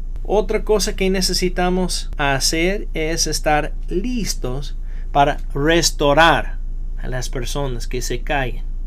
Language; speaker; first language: Spanish; non-native, fluent; English